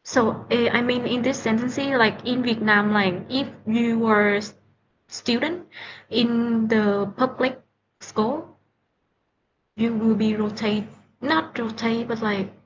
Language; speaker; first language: English; non-native, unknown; Vietnamese